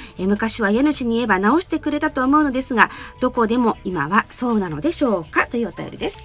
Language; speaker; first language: Japanese; native; Japanese